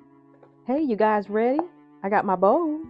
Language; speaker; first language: English; native; English